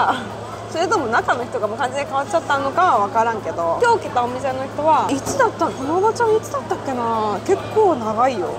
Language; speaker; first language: Japanese; native; Japanese